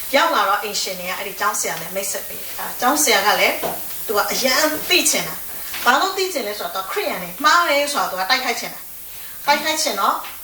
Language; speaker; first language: Burmese; native; Burmese